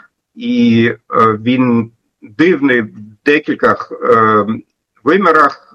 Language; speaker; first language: Ukrainian; non-native, fluent; German